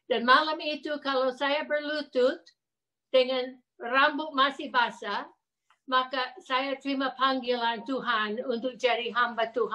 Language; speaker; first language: Indonesian; non-native, fluent; English